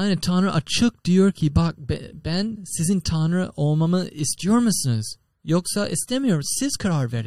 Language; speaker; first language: Turkish; non-native, learner; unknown